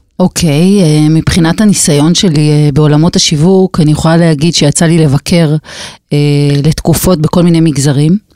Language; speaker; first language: Hebrew; native; Hebrew